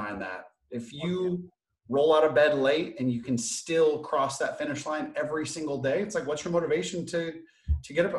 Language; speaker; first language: English; native; English